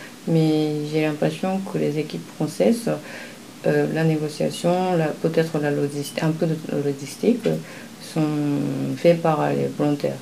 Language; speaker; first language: French; non-native, fluent; Japanese